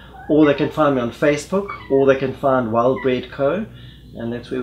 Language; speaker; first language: English; native; English